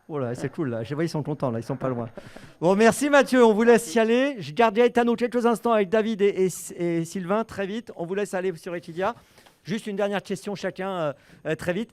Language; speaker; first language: French; native; French